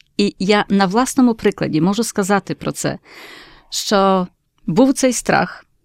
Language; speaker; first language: Ukrainian; early bilingual, heritage; Ukrainian